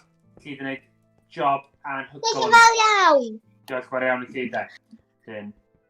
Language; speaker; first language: Welsh; native; Welsh